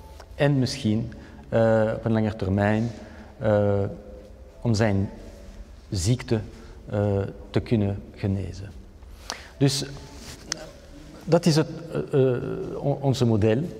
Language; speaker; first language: Dutch; non-native, fluent; French